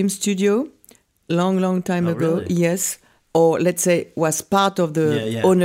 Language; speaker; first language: English; non-native, fluent; French